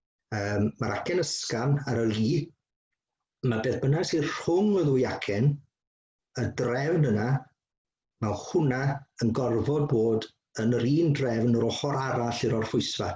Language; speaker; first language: Welsh; native; Welsh